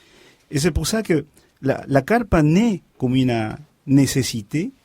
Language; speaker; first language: French; non-native, fluent; Spanish